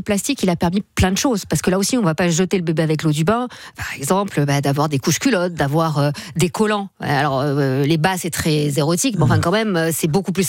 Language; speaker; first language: French; native; French